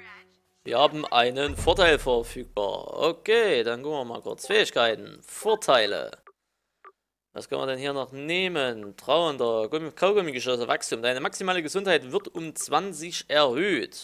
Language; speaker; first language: German; native; German